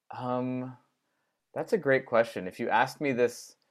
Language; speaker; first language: English; native; English